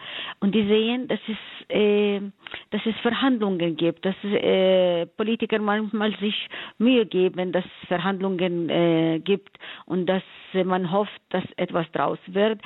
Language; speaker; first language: German; non-native, fluent; Arabic